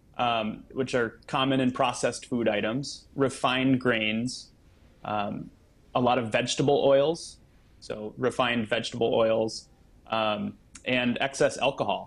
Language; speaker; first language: English; native; English